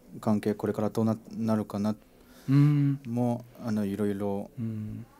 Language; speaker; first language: Japanese; non-native, fluent; Chinese